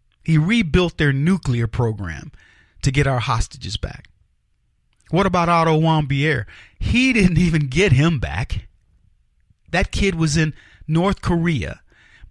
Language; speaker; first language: English; native; English